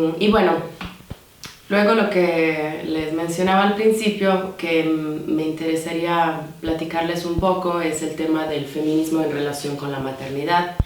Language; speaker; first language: Spanish; non-native, fluent; Italian